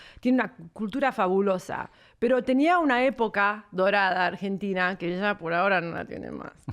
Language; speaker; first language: Spanish; native; Spanish